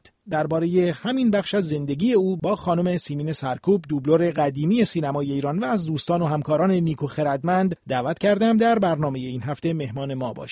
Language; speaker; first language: Persian; native; Persian